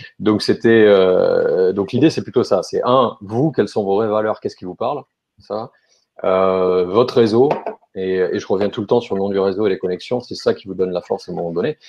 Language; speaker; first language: French; native; French